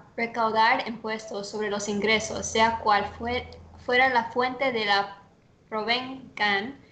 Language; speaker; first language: Spanish; early bilingual, heritage; Spanish